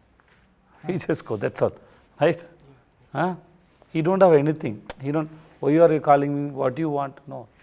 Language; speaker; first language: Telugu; non-native, learner; Tamil